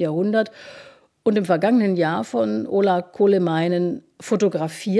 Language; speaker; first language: German; native; German